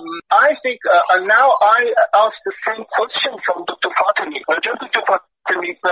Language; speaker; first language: English; non-native, fluent; Persian